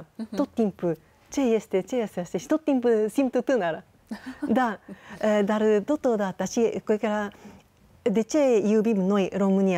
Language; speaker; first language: Romanian; non-native, fluent; Japanese